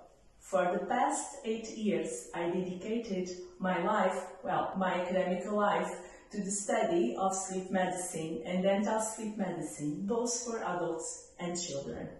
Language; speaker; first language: English; non-native, fluent; Portuguese